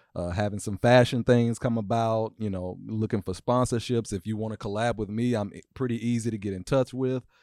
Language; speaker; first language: English; native; English